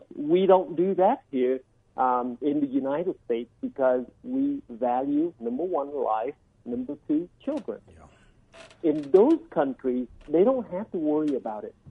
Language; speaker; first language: English; early bilingual, other home language; Vietnamese